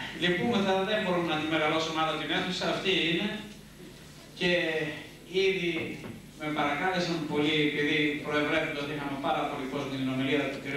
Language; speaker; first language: Greek; native; Greek